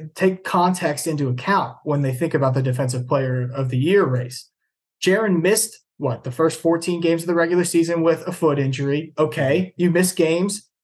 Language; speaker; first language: English; native; English